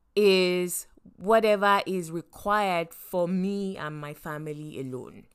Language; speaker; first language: English; non-native, local second language; Yoruba